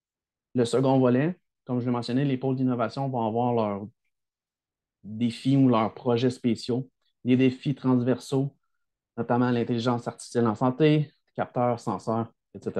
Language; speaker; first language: French; native; French